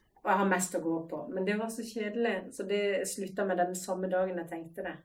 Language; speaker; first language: Norwegian; native; Norwegian